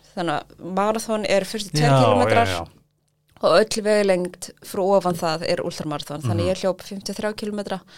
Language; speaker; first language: Icelandic; early bilingual, other home language; Thai